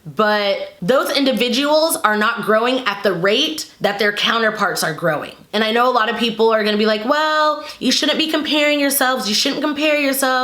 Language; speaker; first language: English; native; English